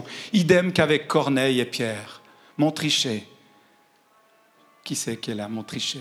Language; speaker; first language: French; native; French